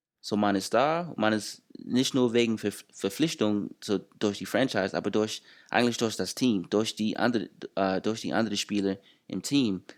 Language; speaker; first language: German; non-native, fluent; English